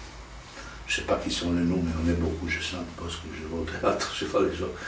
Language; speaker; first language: French; non-native, fluent; Italian